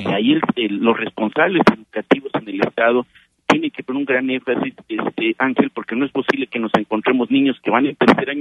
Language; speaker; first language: Spanish; native; Spanish